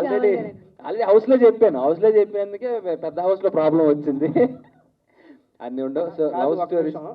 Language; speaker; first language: Telugu; native; Telugu